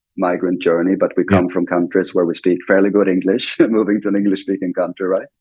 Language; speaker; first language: English; non-native, fluent; Swedish